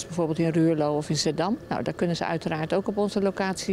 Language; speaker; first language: Dutch; native; Dutch